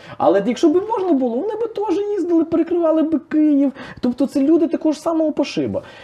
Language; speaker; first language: Ukrainian; native; Ukrainian